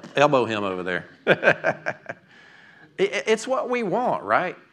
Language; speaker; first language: English; native; English